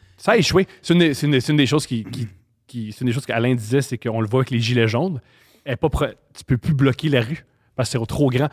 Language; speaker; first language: French; native; French